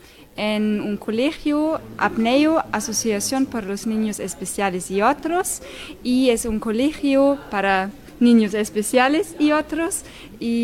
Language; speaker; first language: Spanish; non-native, learner; German